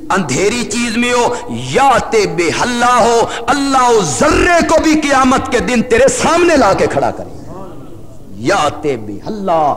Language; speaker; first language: Urdu; non-native, local second language; Punjabi